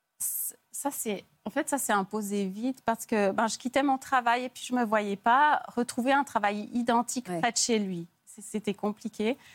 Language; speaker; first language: French; native; French